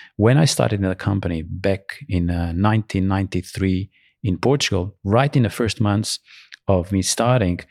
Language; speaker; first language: English; early bilingual, other home language; Portuguese